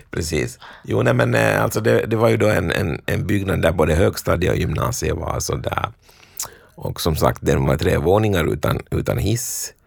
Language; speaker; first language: Swedish; native; Swedish